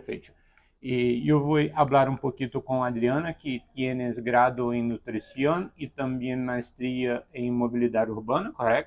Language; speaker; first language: Spanish; non-native, learner; Portuguese